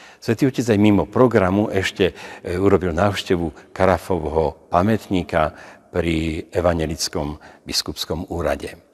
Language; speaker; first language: Slovak; native; Slovak